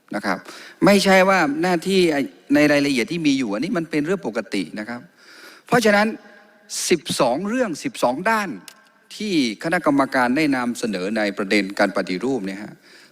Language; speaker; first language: Thai; non-native, local second language; Karen languages